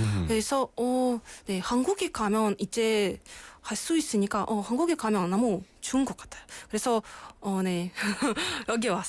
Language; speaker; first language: Korean; non-native, learner; Russian